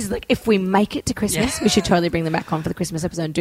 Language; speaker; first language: English; native; English